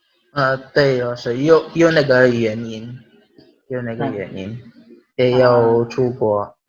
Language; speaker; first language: Chinese; non-native, learner; Filipino